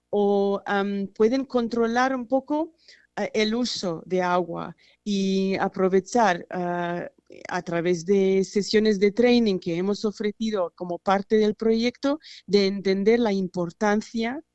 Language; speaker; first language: Spanish; non-native, fluent; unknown